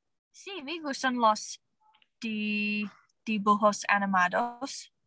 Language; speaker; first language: Spanish; non-native, learner; English